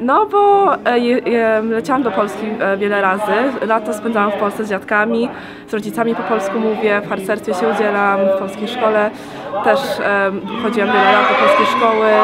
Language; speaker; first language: Polish; early bilingual, heritage; Polish